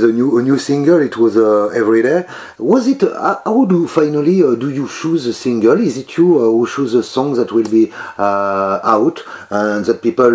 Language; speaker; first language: English; non-native, learner; French